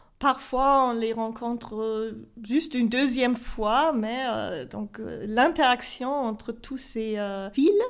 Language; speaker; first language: French; non-native, fluent; German